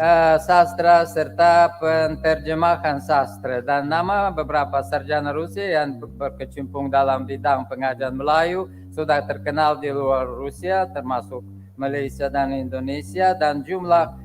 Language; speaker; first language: Indonesian; non-native, fluent; Russian